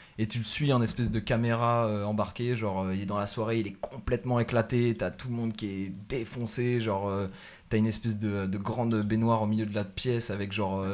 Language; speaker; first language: French; native; French